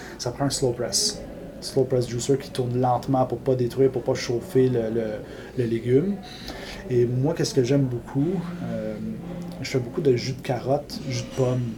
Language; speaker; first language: French; non-native, local second language; English